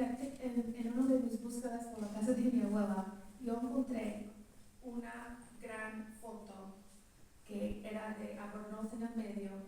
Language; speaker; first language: Spanish; early bilingual, heritage; English